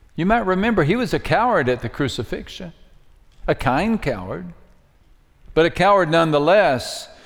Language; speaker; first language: English; native; English